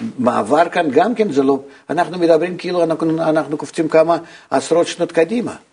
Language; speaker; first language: Hebrew; non-native, fluent; Russian